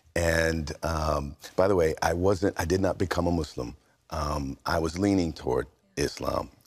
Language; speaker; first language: English; native; English